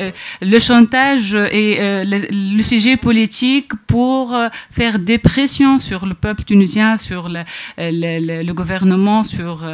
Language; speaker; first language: French; non-native, local second language; Arabic